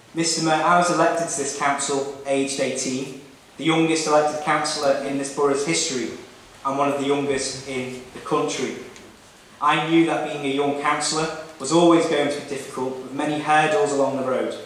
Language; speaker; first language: English; native; English